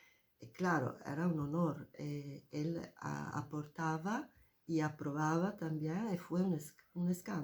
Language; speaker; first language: Spanish; non-native, fluent; Italian